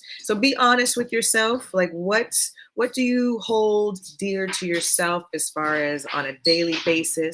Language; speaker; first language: English; native; English